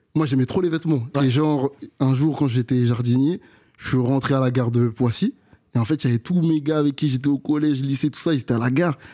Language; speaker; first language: French; native; French